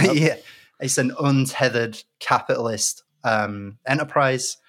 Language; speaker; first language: English; native; English